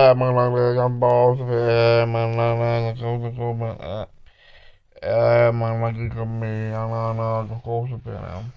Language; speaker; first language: Finnish; non-native, learner; Swedish